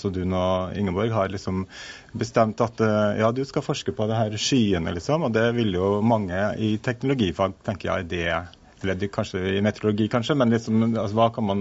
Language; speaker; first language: Norwegian; native; Norwegian